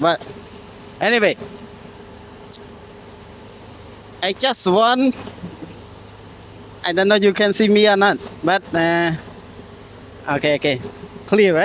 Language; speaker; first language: English; non-native, learner; Khmer